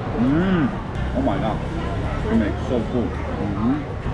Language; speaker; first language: English; non-native, fluent; Polish